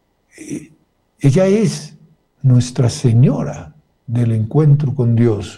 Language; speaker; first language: Spanish; native; Spanish